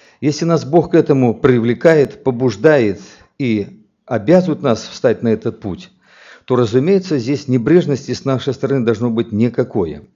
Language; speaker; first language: Russian; native; Russian